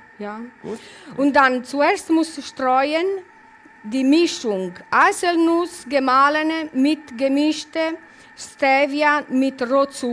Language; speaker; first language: German; non-native, learner; Italian